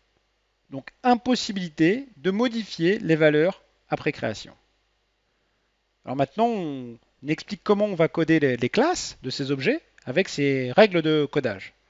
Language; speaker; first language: French; native; French